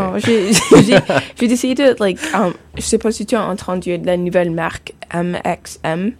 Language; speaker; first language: French; non-native, local second language; English